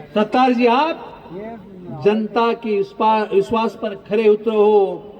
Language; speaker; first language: Hindi; non-native, local second language; Marathi